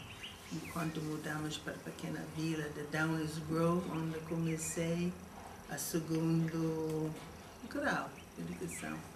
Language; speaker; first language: Portuguese; non-native, fluent; English